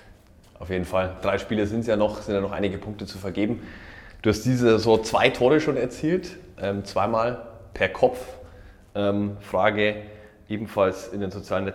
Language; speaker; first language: German; native; German